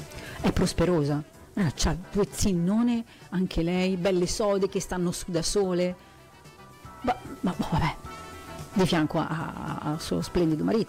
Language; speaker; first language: Italian; native; Italian